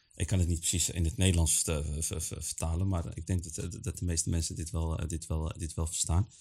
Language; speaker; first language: Dutch; early bilingual, other home language; Arabic